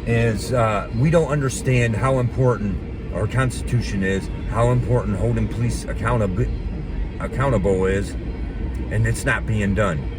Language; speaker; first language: English; native; English